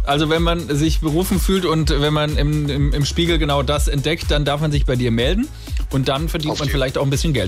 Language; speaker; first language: German; native; German